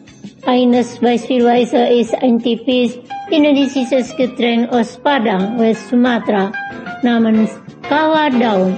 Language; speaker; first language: German; non-native, fluent; Indonesian